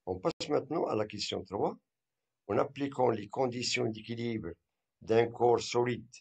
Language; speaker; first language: French; non-native, local second language; Arabic